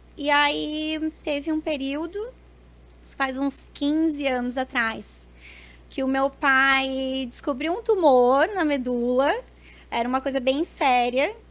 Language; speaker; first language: Portuguese; early bilingual, other home language; Spanish